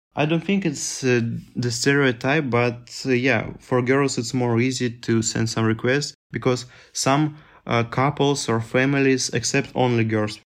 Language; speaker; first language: English; non-native, fluent; Russian